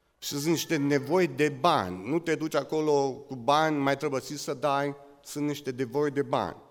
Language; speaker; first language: Romanian; native; Romanian